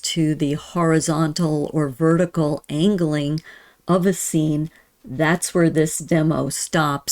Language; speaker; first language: English; native; English